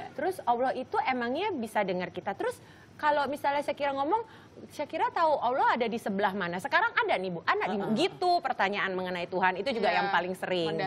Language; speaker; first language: Indonesian; native; Indonesian